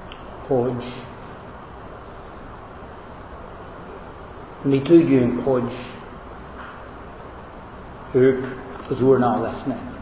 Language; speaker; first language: Hungarian; non-native, fluent; English